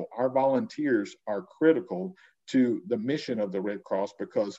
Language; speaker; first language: English; native; English